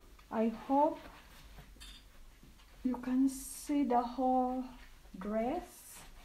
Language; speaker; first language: English; non-native, local second language; Filipino